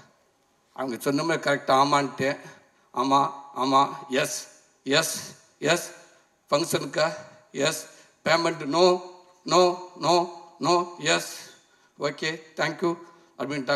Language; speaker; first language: Tamil; native; Tamil